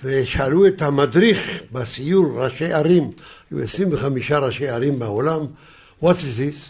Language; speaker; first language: Hebrew; early bilingual, other home language; Yiddish